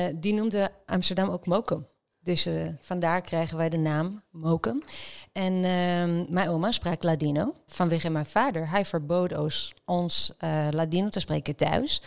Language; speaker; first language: Dutch; non-native, fluent; Hebrew